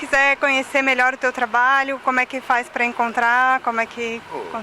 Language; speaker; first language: Portuguese; native; Portuguese